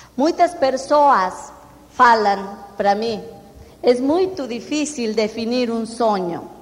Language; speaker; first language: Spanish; non-native, fluent; Portuguese